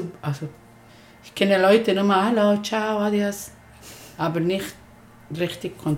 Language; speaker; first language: German; non-native, learner; Spanish